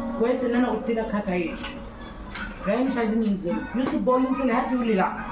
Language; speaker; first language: Arabic; native; Arabic